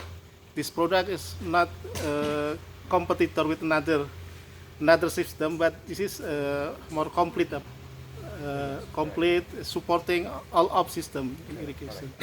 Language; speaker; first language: English; non-native, learner; Indonesian